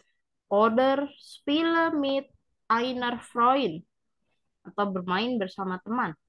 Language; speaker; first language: German; non-native, learner; Indonesian